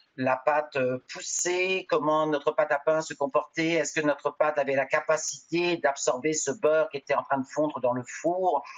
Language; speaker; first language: French; native; French